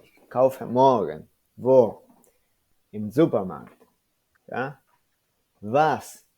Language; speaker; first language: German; non-native, fluent; Spanish